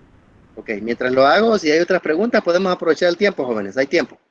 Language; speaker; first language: Spanish; native; Spanish